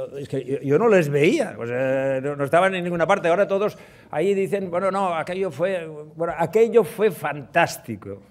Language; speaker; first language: Spanish; non-native, local second language; Catalan